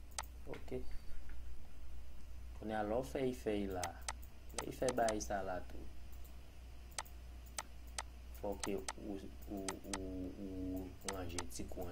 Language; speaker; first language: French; non-native, learner; Haitian Creole